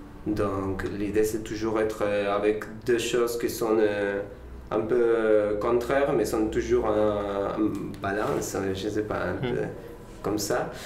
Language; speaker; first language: French; non-native, learner; Spanish